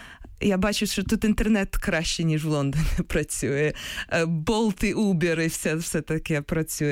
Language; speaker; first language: Ukrainian; non-native, local second language; Russian